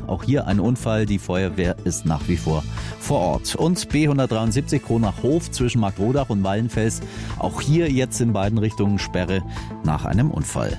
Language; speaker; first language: German; native; German